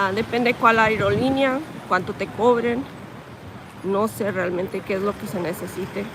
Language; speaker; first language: Spanish; early bilingual, heritage; Spanish